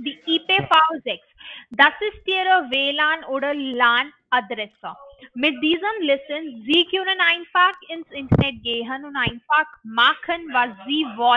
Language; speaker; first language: German; non-native, learner; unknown